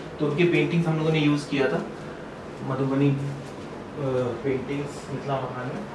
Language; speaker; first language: Hindi; non-native, local second language; Bhojpuri